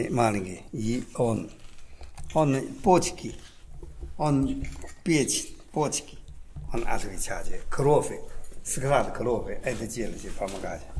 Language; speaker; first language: Russian; non-native, learner; Chinese